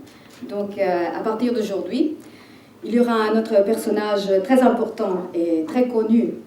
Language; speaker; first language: French; non-native, fluent; Italian